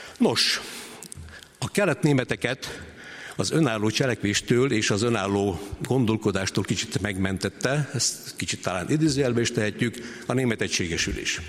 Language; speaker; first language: Hungarian; native; Hungarian